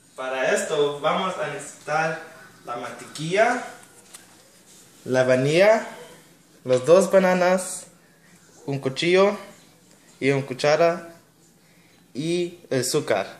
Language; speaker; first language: Spanish; non-native, learner; English